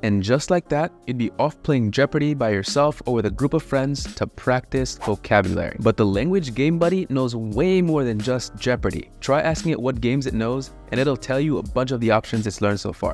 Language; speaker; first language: English; native; English